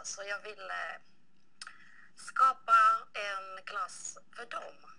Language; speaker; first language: Swedish; non-native, local second language; Finnish